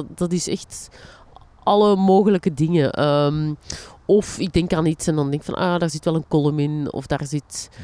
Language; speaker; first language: Dutch; native; Dutch